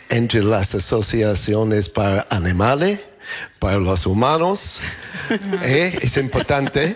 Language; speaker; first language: Spanish; non-native, fluent; English